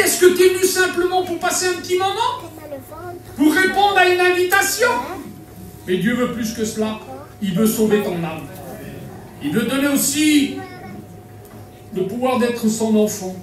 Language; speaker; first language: French; native; French